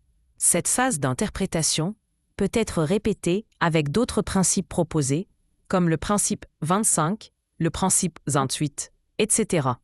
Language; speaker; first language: French; native; French